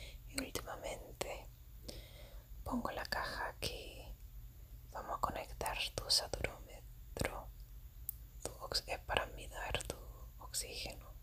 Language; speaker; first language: Spanish; non-native, fluent; English